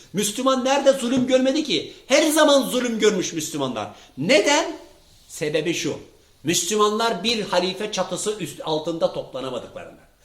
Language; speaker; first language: Turkish; early bilingual, heritage; Turkish